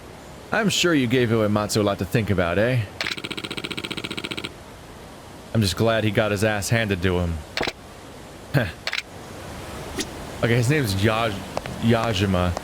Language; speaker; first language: English; native; English